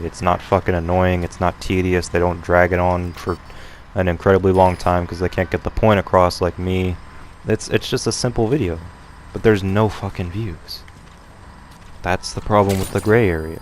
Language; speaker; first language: English; native; English